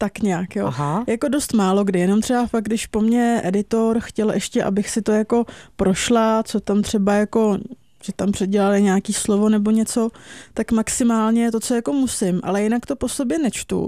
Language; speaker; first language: Czech; native; Czech